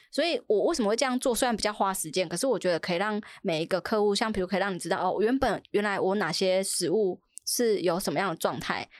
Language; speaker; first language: Chinese; native; Chinese